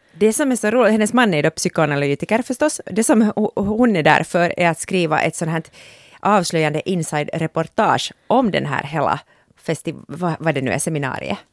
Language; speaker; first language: Swedish; native; Swedish